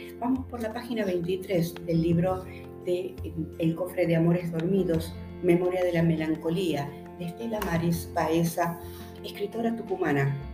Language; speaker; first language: Spanish; native; Spanish